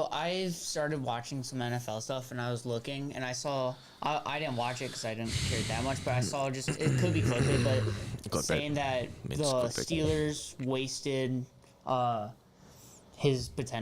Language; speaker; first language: English; native; English